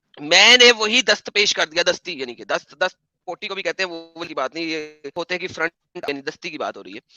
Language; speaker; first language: Urdu; non-native, local second language; Punjabi